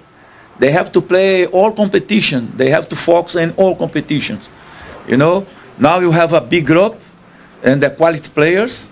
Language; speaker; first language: English; non-native, learner; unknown